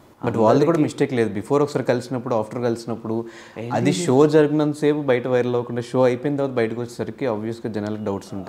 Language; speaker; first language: Telugu; native; Telugu